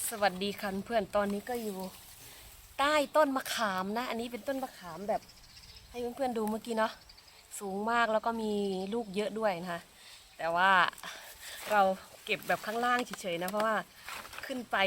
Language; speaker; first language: Thai; native; Thai